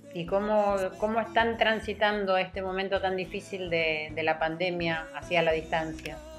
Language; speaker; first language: Spanish; native; Spanish